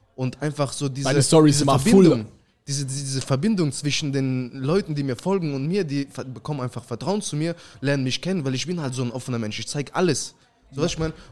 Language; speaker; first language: German; early bilingual, other home language; Russian